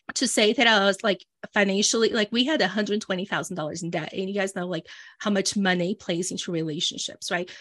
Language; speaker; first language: English; early bilingual, other home language; Portuguese